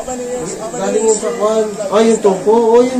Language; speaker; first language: Filipino; native; Filipino